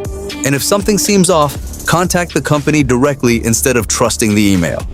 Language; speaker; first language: English; native; English